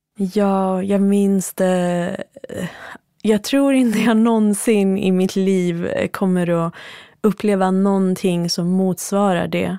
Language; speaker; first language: Swedish; early bilingual, other home language; Central Kurdish